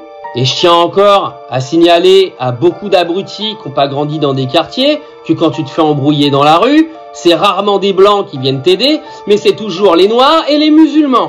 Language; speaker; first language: French; native; French